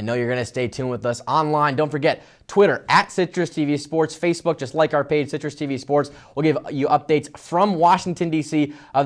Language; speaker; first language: English; native; English